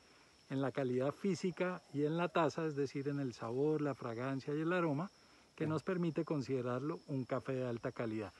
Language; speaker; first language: Spanish; native; Spanish